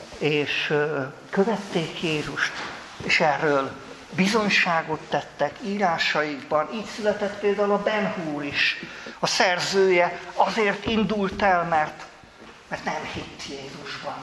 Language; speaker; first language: Hungarian; native; Hungarian